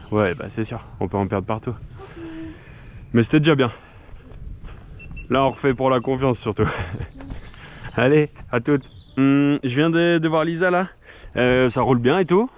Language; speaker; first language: French; native; French